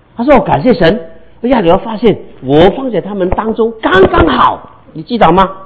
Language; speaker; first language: Chinese; non-native, local second language; Cantonese